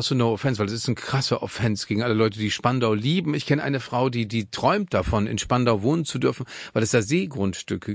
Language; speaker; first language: German; native; German